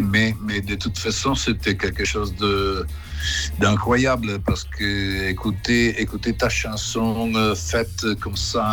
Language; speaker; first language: French; non-native, fluent; Italian